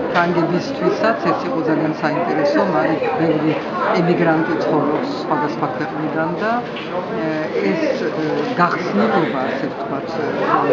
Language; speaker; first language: Georgian; early bilingual, heritage; Georgian